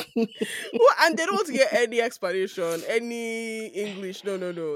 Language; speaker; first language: English; non-native, local second language; Yoruba